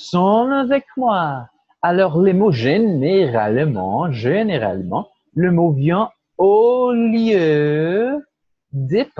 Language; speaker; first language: French; non-native, fluent; Portuguese